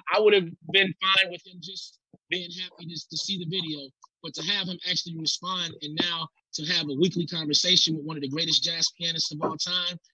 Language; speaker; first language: English; native; English